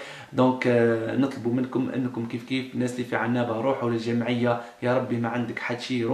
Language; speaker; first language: Arabic; native; Arabic